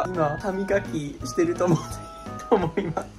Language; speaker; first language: Japanese; non-native, learner; English